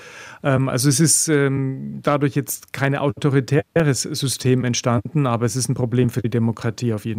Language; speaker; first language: German; native; German